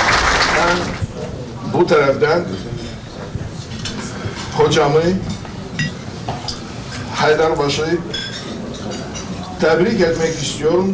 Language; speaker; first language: Turkish; non-native, fluent; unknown